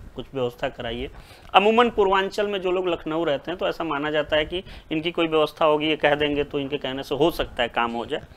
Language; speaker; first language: Hindi; native; Hindi